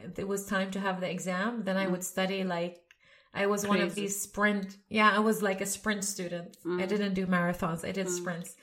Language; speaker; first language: English; non-native, fluent; Swedish